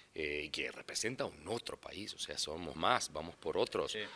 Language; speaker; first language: Spanish; non-native, fluent; Portuguese